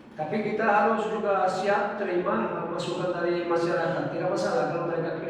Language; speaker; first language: Indonesian; non-native, fluent; Portuguese